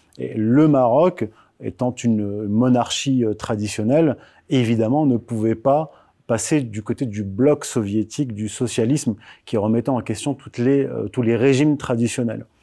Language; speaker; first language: French; early bilingual, other home language; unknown